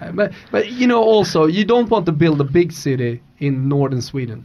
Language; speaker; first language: English; non-native, fluent; Swedish